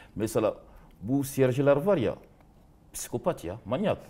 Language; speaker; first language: Turkish; non-native, learner; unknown